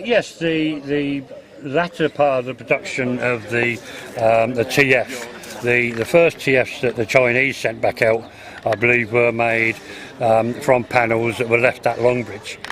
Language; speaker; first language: English; native; English